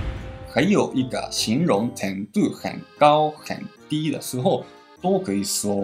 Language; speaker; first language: Chinese; non-native, fluent; Japanese